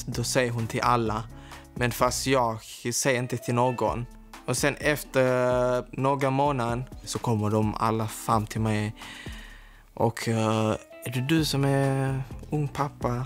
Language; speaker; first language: Swedish; non-native, learner; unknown